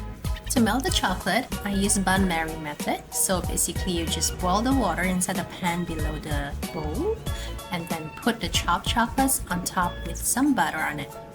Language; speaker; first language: English; non-native, local second language; Indonesian